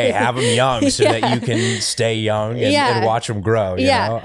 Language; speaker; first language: English; native; English